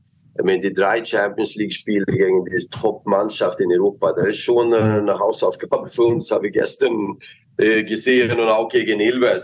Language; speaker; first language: German; non-native, fluent; Swedish